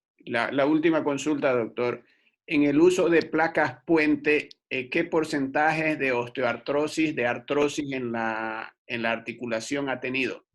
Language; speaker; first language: Spanish; native; Spanish